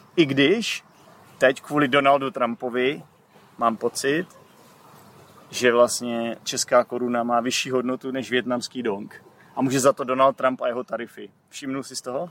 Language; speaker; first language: Czech; native; Czech